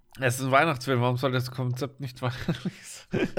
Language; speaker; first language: German; native; German